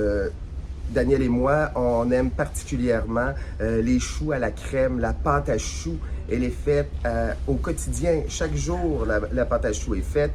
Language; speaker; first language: French; native; French